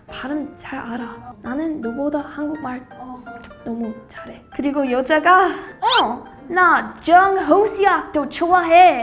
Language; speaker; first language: Korean; non-native, learner; English